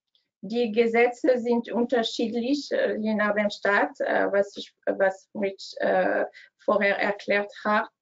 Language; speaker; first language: German; non-native, learner; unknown